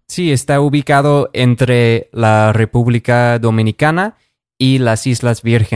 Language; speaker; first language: Spanish; non-native, fluent; English